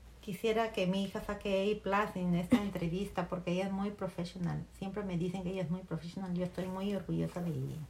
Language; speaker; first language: Spanish; native; Spanish